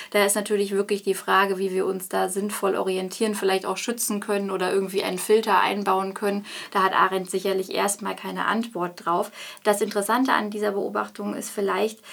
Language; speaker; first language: German; native; German